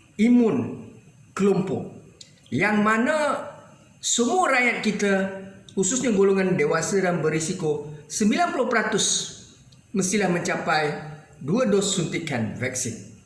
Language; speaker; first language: Malay; native; Malay